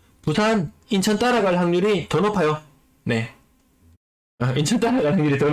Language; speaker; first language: Korean; native; Korean